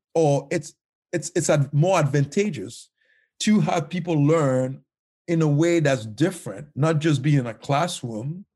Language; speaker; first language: English; non-native, fluent; Haitian Creole